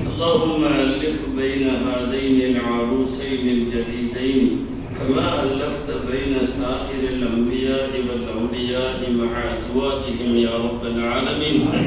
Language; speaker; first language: Arabic; non-native, fluent; Tamil